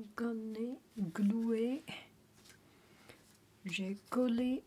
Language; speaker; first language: French; non-native, learner; Chinese